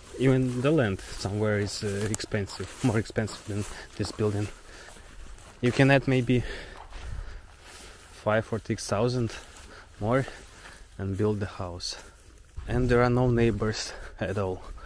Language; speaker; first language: English; non-native, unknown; Ukrainian